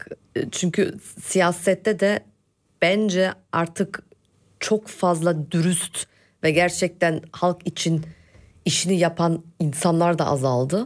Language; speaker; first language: Turkish; early bilingual, heritage; Turkish